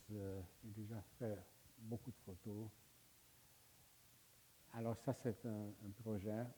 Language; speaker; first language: French; non-native, fluent; Hungarian